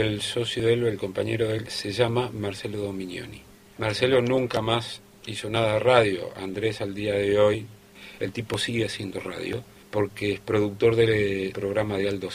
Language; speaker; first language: Spanish; native; Spanish